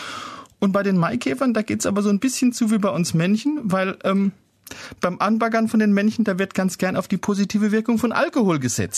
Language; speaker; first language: German; native; German